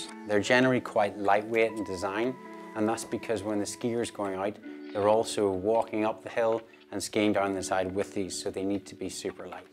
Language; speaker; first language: English; native; English